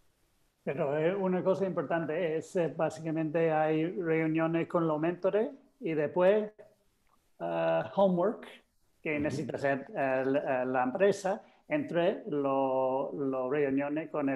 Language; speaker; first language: Spanish; non-native, fluent; English